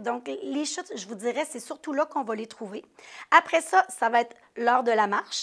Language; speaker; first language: French; native; French